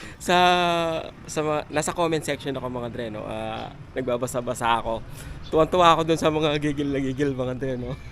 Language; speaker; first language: Filipino; native; Filipino